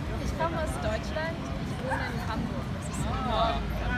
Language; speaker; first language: German; non-native, fluent; Norwegian